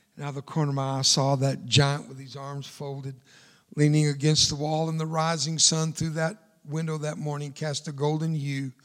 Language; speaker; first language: English; early bilingual, other home language; Spanish